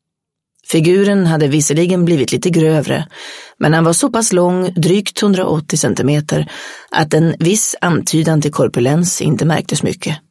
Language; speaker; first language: Swedish; native; Swedish